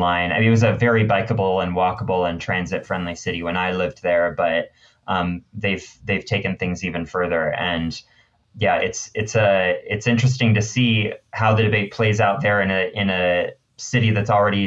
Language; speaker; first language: English; native; English